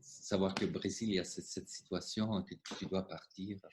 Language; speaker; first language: French; non-native, fluent; Italian